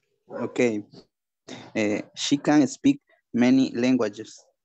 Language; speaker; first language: English; non-native, learner; Spanish